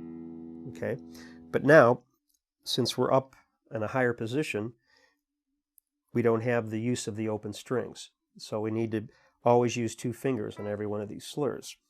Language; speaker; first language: English; native; English